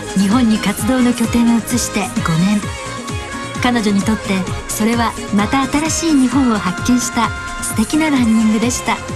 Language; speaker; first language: Japanese; native; Japanese